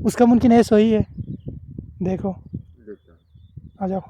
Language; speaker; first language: Hindi; non-native, learner; Bangla